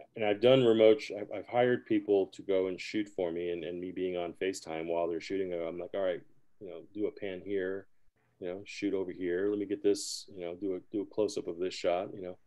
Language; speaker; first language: English; early bilingual, other home language; Spanish